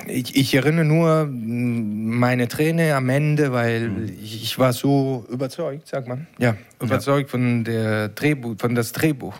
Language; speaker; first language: German; non-native, learner; Italian